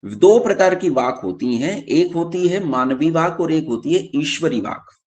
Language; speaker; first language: Hindi; native; Hindi